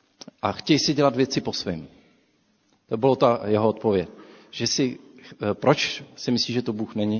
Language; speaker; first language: Czech; native; Czech